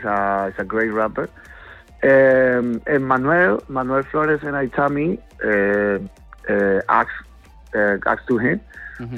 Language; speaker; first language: English; non-native, learner; Spanish